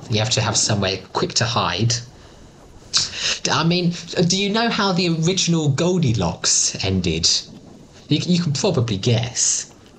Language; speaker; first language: English; native; English